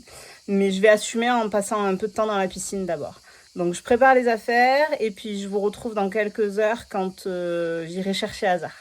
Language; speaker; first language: French; native; French